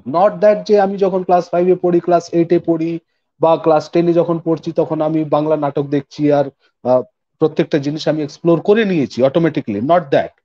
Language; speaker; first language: Bangla; non-native, local second language; Hindi